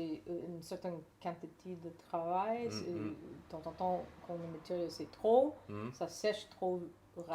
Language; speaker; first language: French; non-native, learner; English